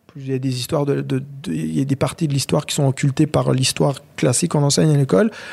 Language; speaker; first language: French; non-native, local second language; Kinyarwanda